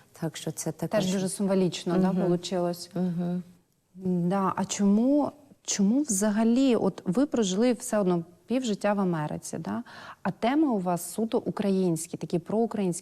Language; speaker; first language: Ukrainian; native; Ukrainian